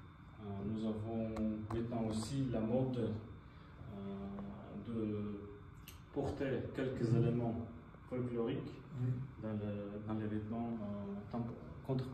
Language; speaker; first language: French; non-native, fluent; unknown